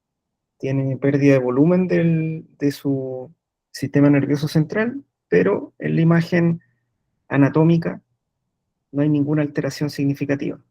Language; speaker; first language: Spanish; native; Spanish